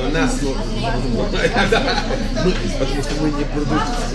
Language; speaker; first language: Russian; non-native, fluent; Estonian